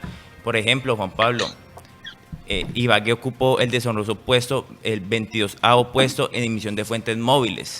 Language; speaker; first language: Spanish; native; Spanish